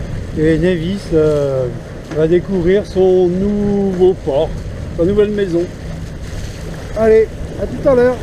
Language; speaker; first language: French; native; French